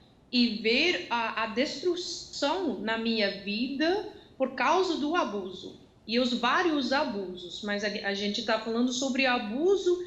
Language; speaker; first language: Portuguese; non-native, fluent; Dutch